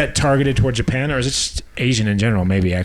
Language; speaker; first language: English; native; English